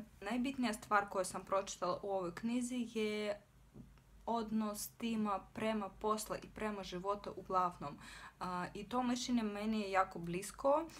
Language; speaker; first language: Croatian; non-native, fluent; Russian